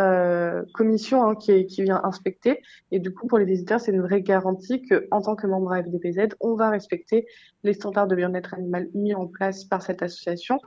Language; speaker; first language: French; native; French